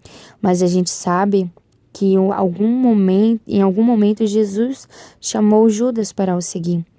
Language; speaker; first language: Portuguese; native; Portuguese